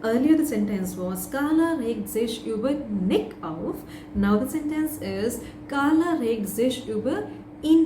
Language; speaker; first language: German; non-native, fluent; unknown